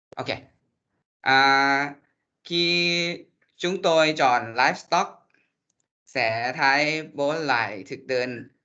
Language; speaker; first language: Vietnamese; non-native, learner; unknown